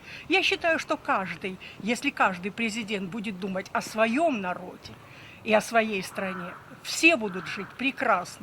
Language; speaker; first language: Russian; native; Russian